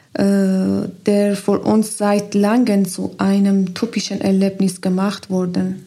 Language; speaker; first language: German; non-native, fluent; Persian